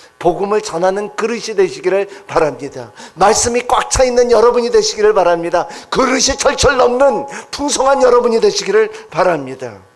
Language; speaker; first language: Korean; non-native, fluent; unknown